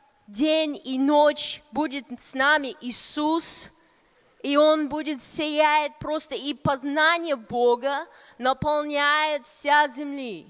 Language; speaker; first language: Russian; non-native, fluent; English